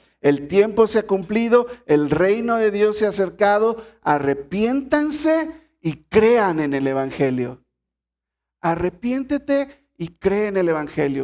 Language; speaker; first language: Spanish; native; Spanish